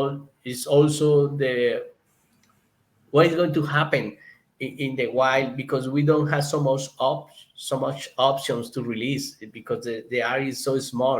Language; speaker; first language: English; non-native, learner; Spanish